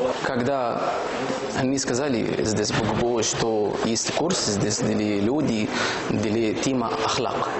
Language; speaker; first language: Russian; non-native, learner; Arabic